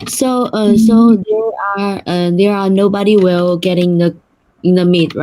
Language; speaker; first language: English; non-native, learner; Chinese